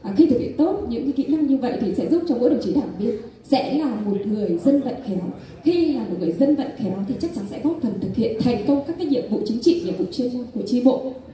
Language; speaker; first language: Vietnamese; non-native, local second language; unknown